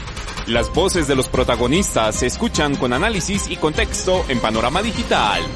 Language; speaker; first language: Spanish; native; Spanish